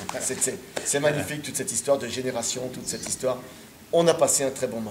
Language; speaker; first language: French; native; French